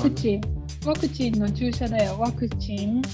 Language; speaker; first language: Japanese; non-native, learner; German